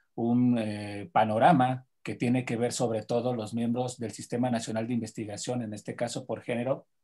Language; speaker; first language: Spanish; native; Spanish